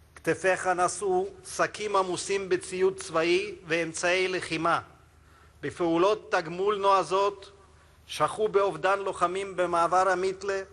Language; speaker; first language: Hebrew; non-native, fluent; Russian